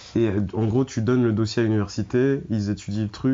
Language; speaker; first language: French; native; French